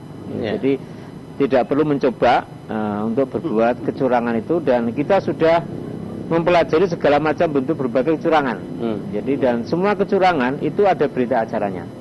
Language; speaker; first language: Indonesian; native; Indonesian